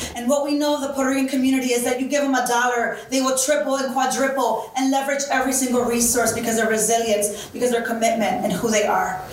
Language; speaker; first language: English; early bilingual, other home language; Spanish